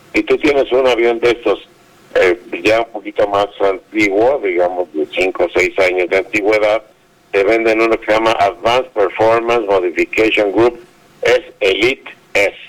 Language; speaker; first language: Spanish; native; Spanish